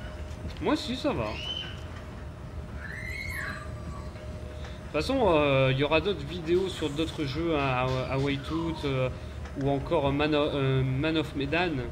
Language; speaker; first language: French; native; French